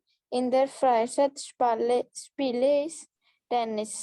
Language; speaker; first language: German; non-native, learner; Punjabi